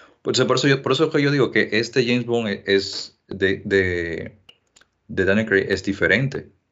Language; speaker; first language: Spanish; native; Spanish